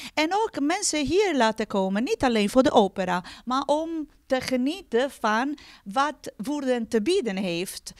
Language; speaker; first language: Dutch; non-native, fluent; Italian